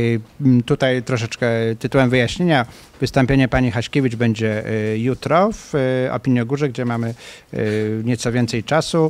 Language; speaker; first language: Polish; native; Polish